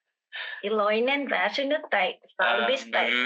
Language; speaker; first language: Finnish; non-native, learner; Vietnamese